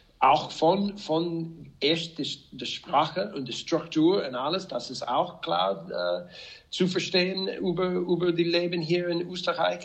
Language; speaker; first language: German; non-native, fluent; English